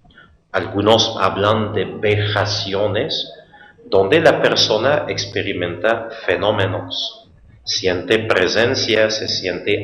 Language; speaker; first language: Spanish; non-native, fluent; French